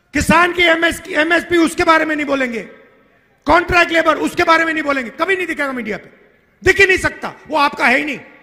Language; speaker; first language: Hindi; native; Hindi